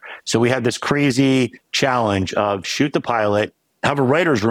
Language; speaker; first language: English; native; English